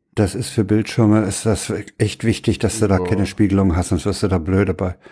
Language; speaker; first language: German; native; German